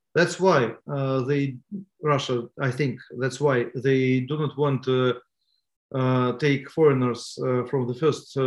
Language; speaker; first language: English; non-native, learner; Estonian